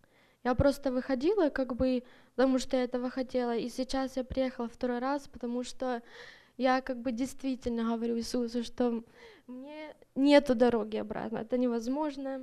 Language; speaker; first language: Russian; early bilingual, heritage; Russian